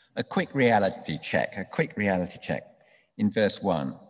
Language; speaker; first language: English; native; English